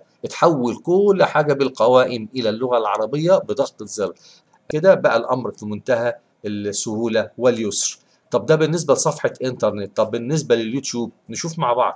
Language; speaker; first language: Arabic; native; Arabic